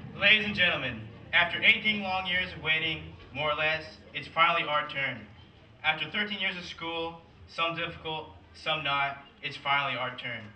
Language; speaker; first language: English; early bilingual, other home language; Portuguese